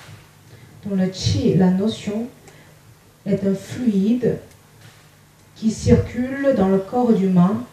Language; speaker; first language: French; non-native, fluent; Chinese